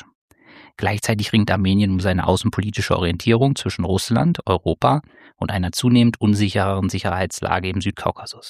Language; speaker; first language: German; native; German